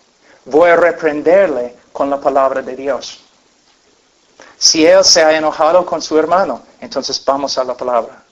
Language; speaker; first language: Spanish; non-native, fluent; English